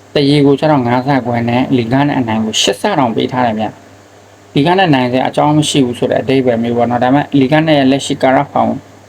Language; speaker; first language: Burmese; native; Burmese